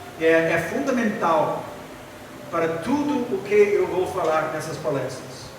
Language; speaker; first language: Portuguese; non-native, fluent; English